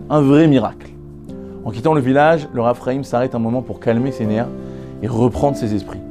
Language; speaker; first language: French; native; French